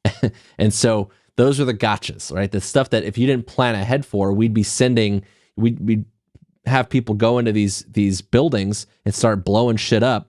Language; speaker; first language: English; native; English